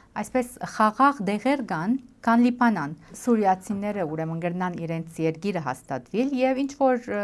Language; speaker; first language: Armenian; native; Armenian